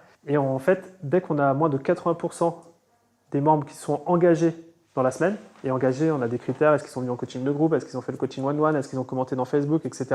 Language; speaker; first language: French; native; French